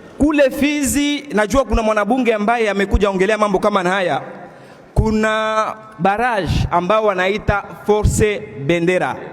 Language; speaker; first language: Swahili; non-native, local second language; Bembe